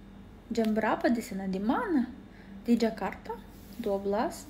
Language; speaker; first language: Indonesian; non-native, learner; Russian